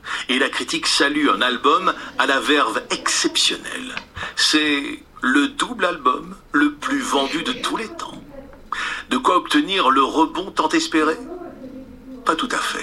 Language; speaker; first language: French; native; French